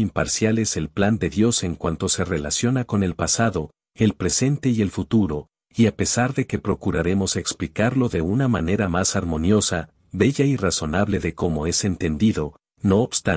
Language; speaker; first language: Spanish; native; Spanish